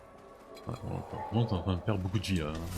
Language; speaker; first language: French; native; French